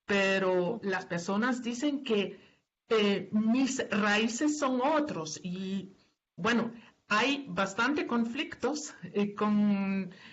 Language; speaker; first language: Spanish; non-native, fluent; German